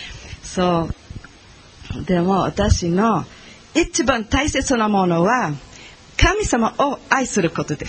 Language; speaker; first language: Japanese; non-native, learner; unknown